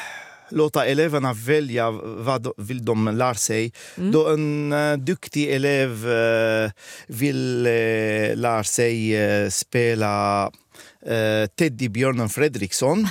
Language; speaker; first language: Swedish; non-native, fluent; Arabic